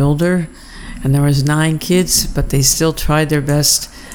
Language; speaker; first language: English; native; English